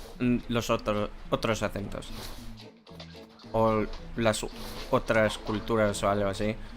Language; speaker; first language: Spanish; non-native, fluent; English